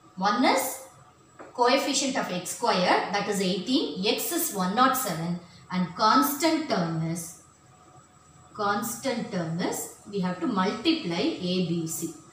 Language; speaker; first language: English; non-native, local second language; Tamil